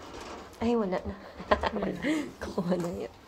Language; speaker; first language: Japanese; non-native, learner; Hiligaynon